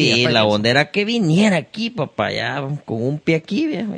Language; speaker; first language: Spanish; native; Spanish